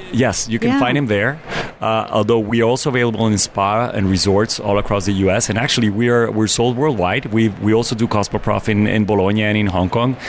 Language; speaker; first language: English; non-native, fluent; Spanish